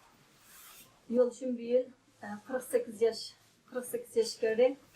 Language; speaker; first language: Turkish; non-native, learner; Uyghur